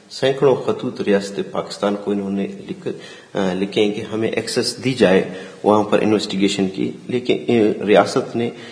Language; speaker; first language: Urdu; non-native, local second language; Baluchi